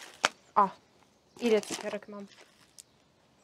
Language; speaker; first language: Polish; non-native, fluent; Russian